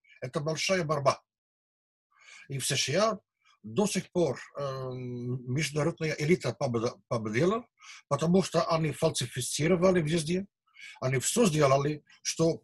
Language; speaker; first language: Russian; non-native, learner; Dutch